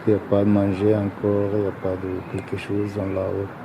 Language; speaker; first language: French; non-native, learner; Arabic